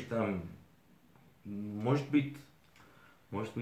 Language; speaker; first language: Russian; early bilingual, heritage; Arabic